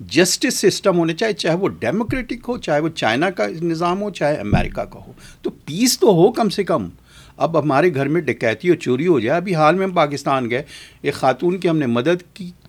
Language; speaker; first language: Urdu; native; Urdu